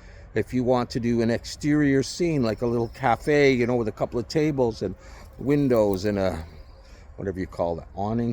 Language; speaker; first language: English; native; English